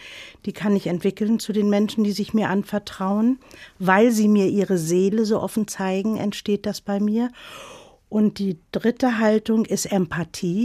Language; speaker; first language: German; native; German